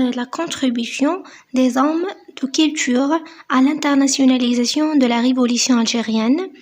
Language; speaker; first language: French; non-native, local second language; Arabic